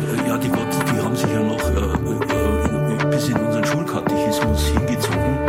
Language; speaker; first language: German; native; German